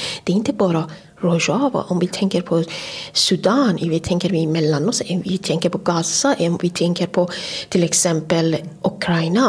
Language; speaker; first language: Swedish; non-native, fluent; Kurdish